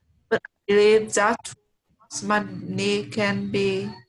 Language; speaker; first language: English; non-native, learner; Vietnamese